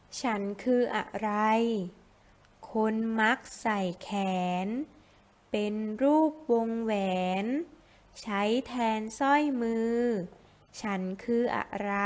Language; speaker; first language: Thai; native; Thai